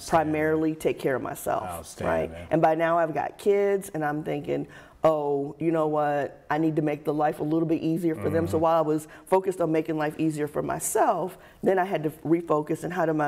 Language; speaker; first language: English; native; English